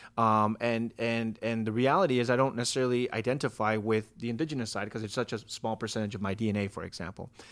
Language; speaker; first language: English; native; English